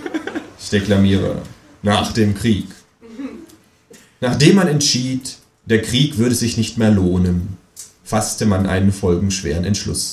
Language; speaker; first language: German; native; German